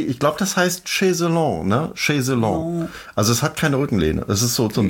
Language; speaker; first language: German; native; German